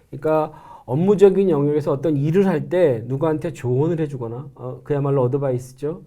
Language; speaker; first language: Korean; native; Korean